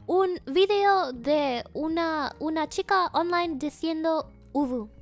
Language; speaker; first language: Spanish; non-native, learner; English